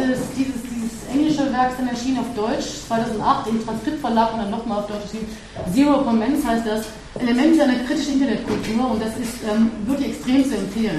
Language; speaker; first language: German; native; German